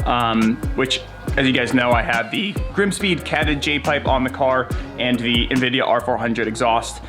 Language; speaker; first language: English; native; English